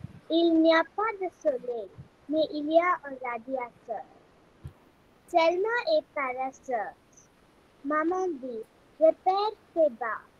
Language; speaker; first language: French; non-native, learner; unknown